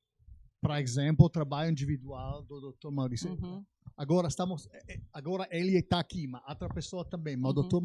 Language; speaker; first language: Portuguese; non-native, fluent; Italian